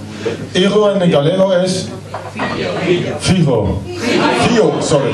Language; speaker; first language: Spanish; non-native, learner; German